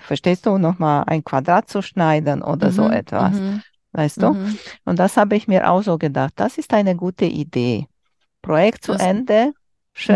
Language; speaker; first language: German; non-native, learner; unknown